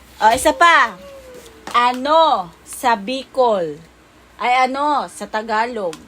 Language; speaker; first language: Filipino; non-native, local second language; Bikol